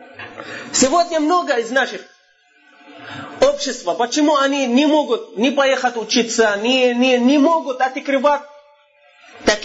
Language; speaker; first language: Russian; non-native, fluent; Arabic